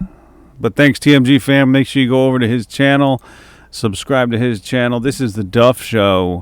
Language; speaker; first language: English; native; English